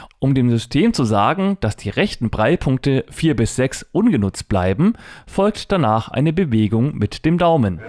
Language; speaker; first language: German; native; German